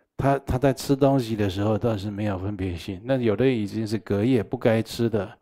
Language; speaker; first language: Chinese; native; Chinese